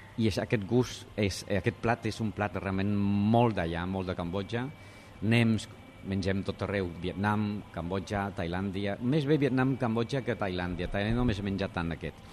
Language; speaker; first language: Catalan; non-native, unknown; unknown